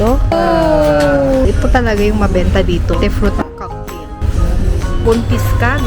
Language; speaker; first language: Filipino; native; Filipino